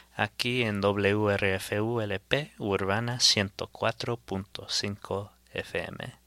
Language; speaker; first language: Spanish; early bilingual, heritage; Spanish